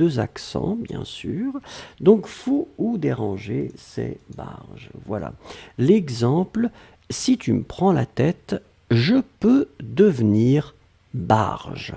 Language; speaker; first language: French; native; French